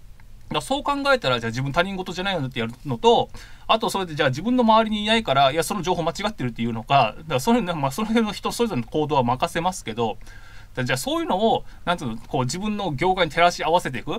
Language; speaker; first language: Japanese; native; Japanese